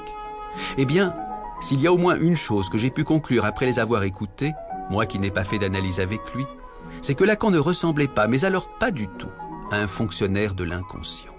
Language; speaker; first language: French; native; French